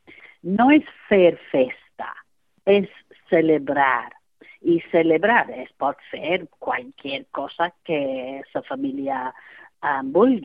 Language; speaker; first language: Catalan; non-native, fluent; English